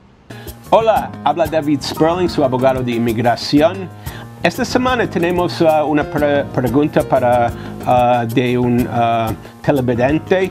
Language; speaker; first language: Spanish; non-native, fluent; English